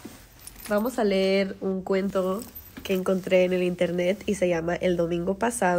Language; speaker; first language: Spanish; early bilingual, heritage; Spanish